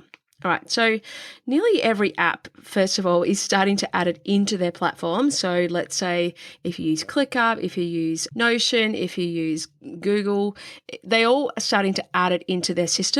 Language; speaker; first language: English; native; English